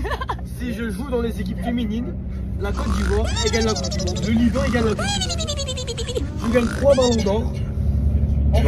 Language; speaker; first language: French; native; French